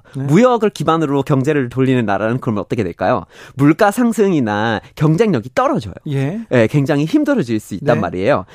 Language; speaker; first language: Korean; non-native, fluent; English